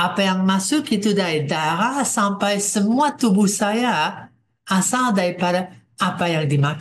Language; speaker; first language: Indonesian; non-native, fluent; English